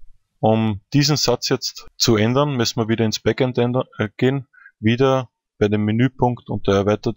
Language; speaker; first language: German; native; German